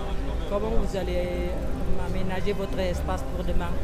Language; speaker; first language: French; non-native, fluent; Indonesian